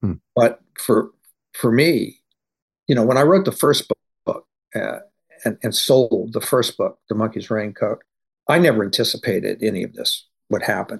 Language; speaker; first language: English; native; English